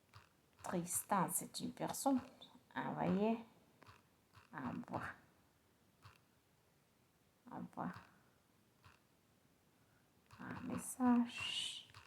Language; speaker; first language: French; non-native, learner; Spanish